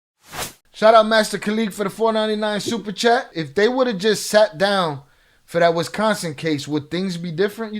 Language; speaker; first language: English; native; English